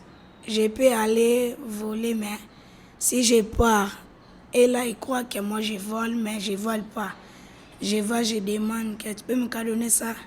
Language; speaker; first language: French; non-native, learner; Lingala